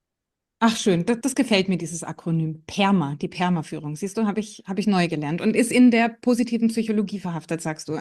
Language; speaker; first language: German; native; German